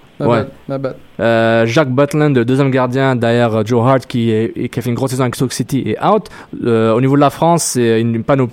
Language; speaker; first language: French; native; French